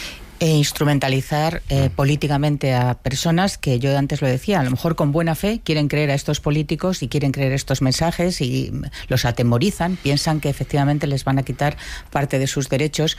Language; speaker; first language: Spanish; native; Spanish